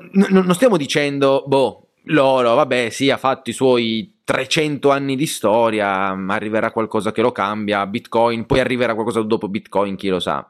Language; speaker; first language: Italian; native; Italian